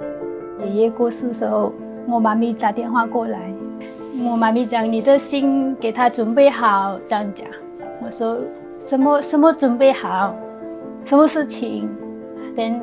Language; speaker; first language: Chinese; non-native, fluent; Burmese